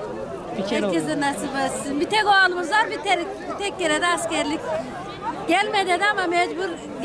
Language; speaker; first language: Turkish; native; Turkish